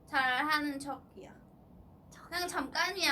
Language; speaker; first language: Korean; non-native, fluent; Thai